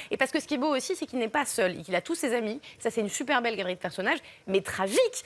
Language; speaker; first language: French; native; French